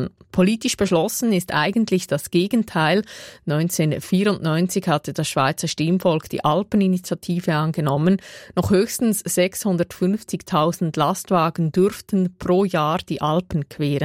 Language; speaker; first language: German; native; German